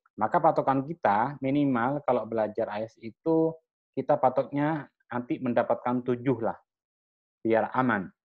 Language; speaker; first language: Indonesian; non-native, local second language; Madurese